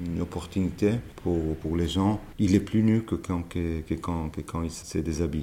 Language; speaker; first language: French; non-native, fluent; Hebrew